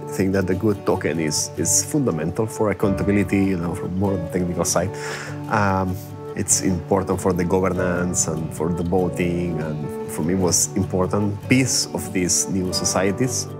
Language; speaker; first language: English; non-native, fluent; Portuguese